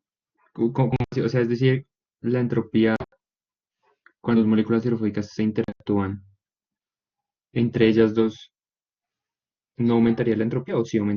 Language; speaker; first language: Spanish; native; Spanish